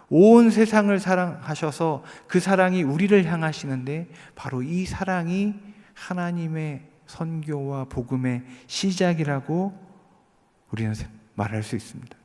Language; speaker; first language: Korean; native; Korean